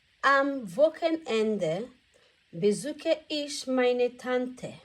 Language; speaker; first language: German; non-native, fluent; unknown